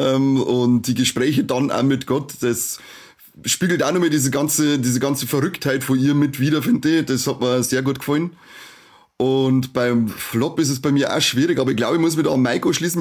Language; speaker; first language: German; native; German